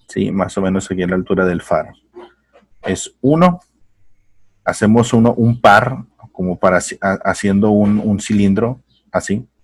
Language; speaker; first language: Spanish; native; Spanish